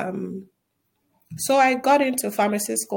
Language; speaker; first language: English; non-native, local second language; Yoruba